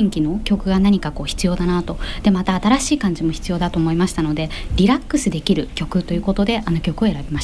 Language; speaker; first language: Japanese; native; Japanese